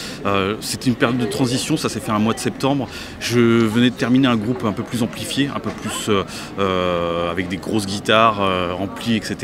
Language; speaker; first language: French; native; French